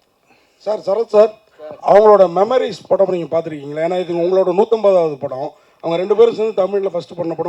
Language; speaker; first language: Tamil; native; Tamil